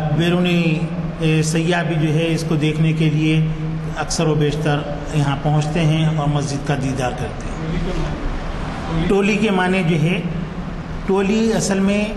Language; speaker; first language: Urdu; native; Urdu